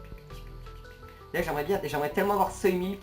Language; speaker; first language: French; native; French